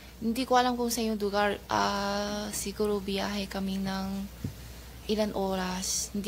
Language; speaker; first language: Filipino; non-native, learner; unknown